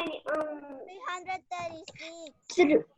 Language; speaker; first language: English; non-native, learner; Spanish